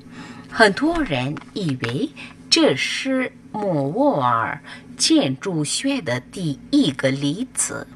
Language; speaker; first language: Chinese; non-native, fluent; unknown